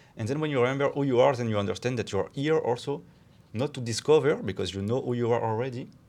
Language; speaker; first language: English; non-native, fluent; French